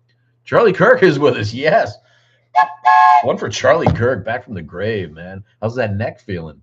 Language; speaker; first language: English; native; English